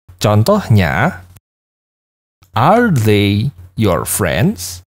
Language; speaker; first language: English; non-native, fluent; Indonesian